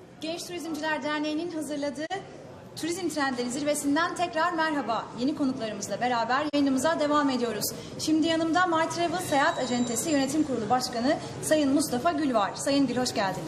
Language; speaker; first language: Turkish; native; Turkish